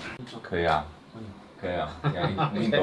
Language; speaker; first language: Chinese; native; Chinese